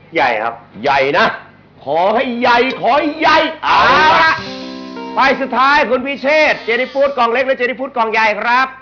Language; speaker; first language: Thai; native; Thai